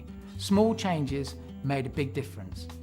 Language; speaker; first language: English; native; English